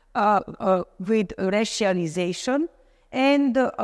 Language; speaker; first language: English; non-native, fluent; Slovenian